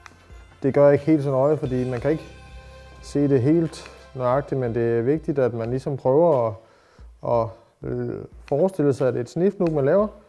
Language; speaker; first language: Danish; native; Danish